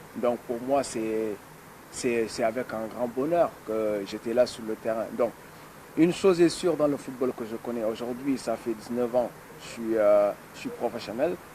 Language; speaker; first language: French; non-native, local second language; Wolof